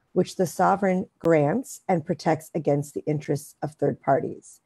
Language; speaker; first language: English; native; English